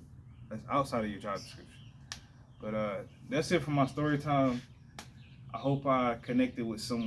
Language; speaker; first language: English; native; English